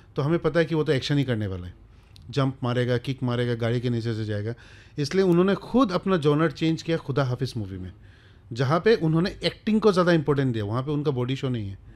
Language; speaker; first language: Hindi; non-native, local second language; Bangla